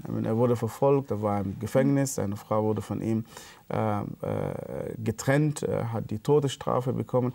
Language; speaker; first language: German; non-native, fluent; Arabic